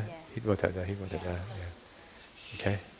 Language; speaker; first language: Vietnamese; early bilingual, heritage; Vietnamese